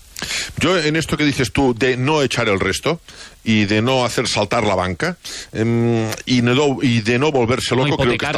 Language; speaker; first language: Spanish; native; Spanish